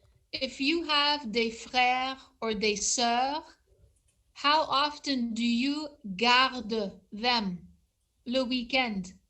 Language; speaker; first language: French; non-native, fluent; English